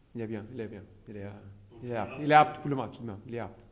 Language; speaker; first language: French; non-native, fluent; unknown